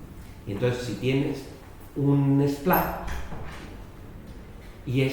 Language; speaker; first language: Spanish; native; Spanish